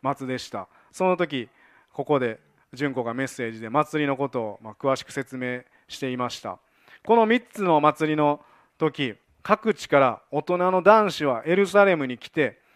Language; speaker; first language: Japanese; native; Japanese